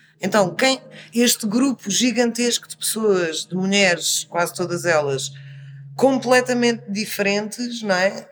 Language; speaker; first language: Portuguese; native; Portuguese